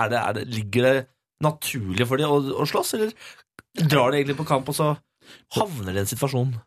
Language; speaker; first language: Norwegian; native; Norwegian